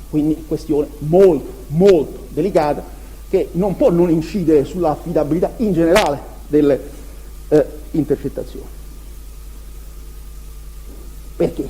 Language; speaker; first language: Italian; native; Italian